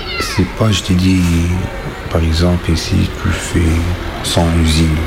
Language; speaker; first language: French; non-native, learner; Arabic